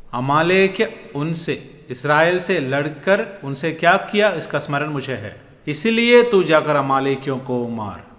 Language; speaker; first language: Hindi; non-native, local second language; Malayalam